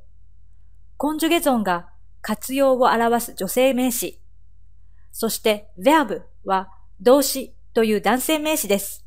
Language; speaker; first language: Japanese; native; Japanese